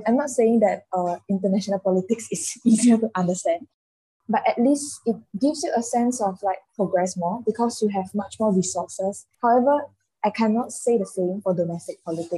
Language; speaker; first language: English; non-native, local second language; Chinese